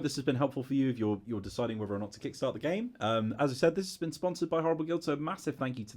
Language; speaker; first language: English; native; English